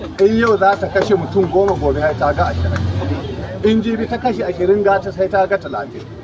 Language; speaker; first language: Hausa; non-native, local second language; Fula